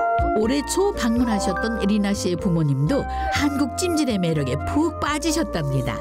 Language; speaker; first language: Korean; native; Korean